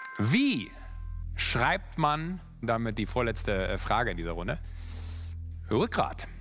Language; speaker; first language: German; native; German